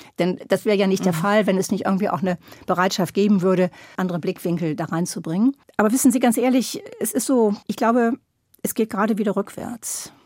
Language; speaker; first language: German; native; German